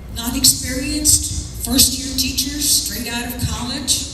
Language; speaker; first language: English; native; English